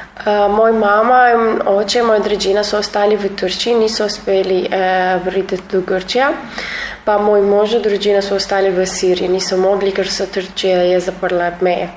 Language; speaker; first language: Slovenian; non-native, learner; Arabic